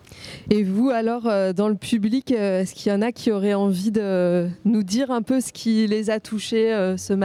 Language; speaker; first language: French; native; French